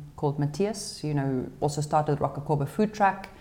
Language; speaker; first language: English; native; English